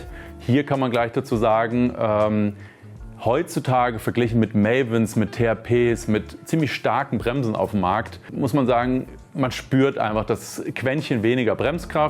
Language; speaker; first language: German; native; German